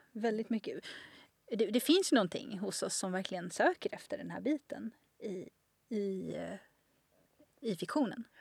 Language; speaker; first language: Swedish; native; Swedish